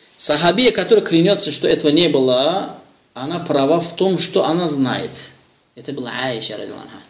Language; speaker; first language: Russian; non-native, local second language; Azerbaijani